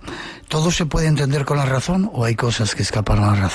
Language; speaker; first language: Spanish; native; Spanish